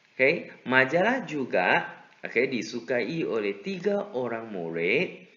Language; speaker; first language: Malay; non-native, local second language; Chinese